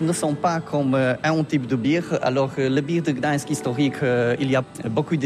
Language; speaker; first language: French; non-native, learner; Polish